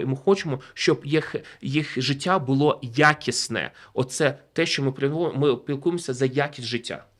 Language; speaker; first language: Ukrainian; native; Ukrainian